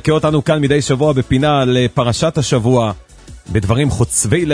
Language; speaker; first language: Hebrew; native; Hebrew